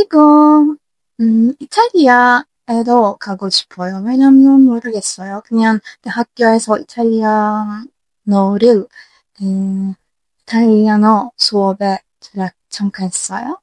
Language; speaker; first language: Korean; non-native, learner; Turkish